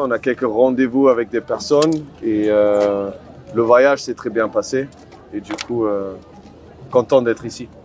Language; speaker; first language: French; non-native, fluent; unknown